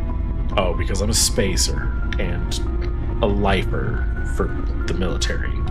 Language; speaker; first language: English; native; English